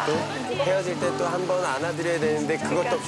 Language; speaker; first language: Korean; native; Korean